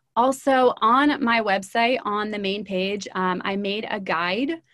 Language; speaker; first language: English; native; English